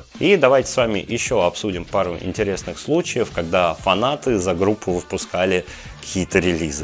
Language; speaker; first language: Russian; native; Russian